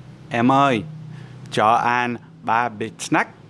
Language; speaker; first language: Vietnamese; non-native, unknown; English